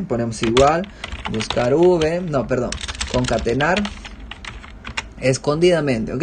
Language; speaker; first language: Spanish; native; Spanish